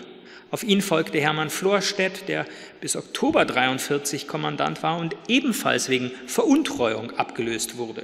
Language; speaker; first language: German; native; German